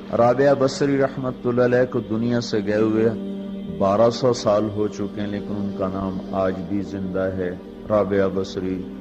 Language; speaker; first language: Urdu; non-native, local second language; Punjabi